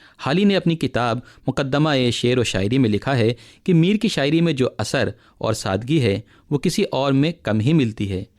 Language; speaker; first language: Urdu; native; Urdu